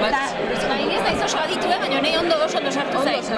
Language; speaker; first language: Basque; native; Basque